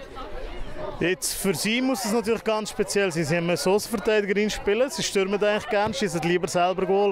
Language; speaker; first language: German; native; German